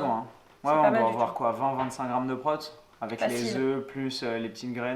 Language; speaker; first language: French; native; French